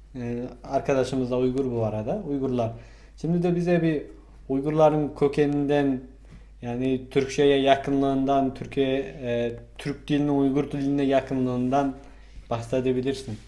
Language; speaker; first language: Turkish; non-native, fluent; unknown